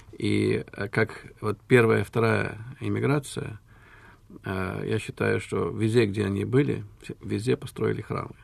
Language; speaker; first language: Russian; early bilingual, heritage; Russian